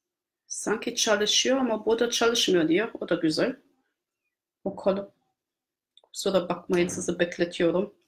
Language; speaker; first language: Turkish; non-native, fluent; German